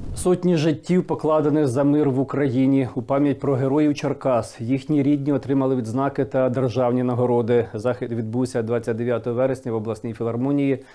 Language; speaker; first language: Ukrainian; native; Ukrainian